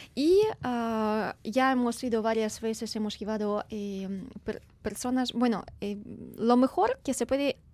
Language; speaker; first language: Spanish; non-native, fluent; Ukrainian